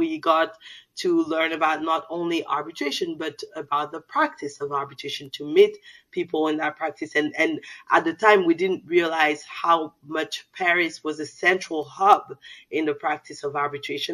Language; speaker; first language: English; non-native, fluent; Soninke